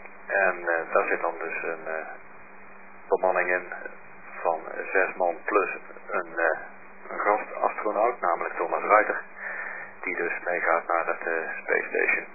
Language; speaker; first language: Dutch; native; Dutch